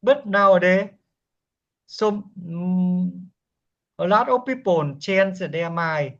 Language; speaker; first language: English; non-native, learner; Vietnamese